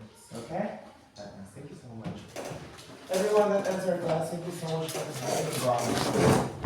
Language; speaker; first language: English; non-native, fluent; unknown